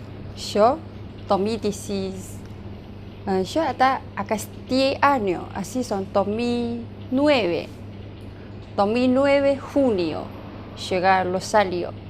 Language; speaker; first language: Spanish; non-native, learner; Chinese